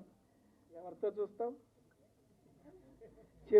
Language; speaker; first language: Telugu; native; Telugu